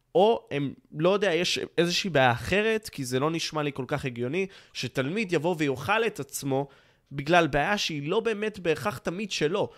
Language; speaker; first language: Hebrew; native; Hebrew